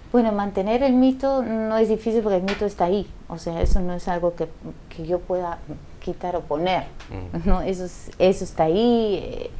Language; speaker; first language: Spanish; non-native, fluent; Dutch